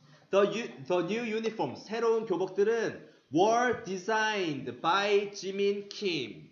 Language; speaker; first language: English; non-native, fluent; Korean